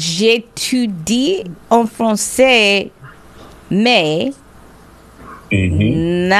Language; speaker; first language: French; non-native, learner; English